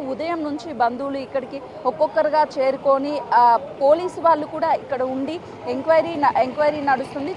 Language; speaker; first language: Telugu; native; Telugu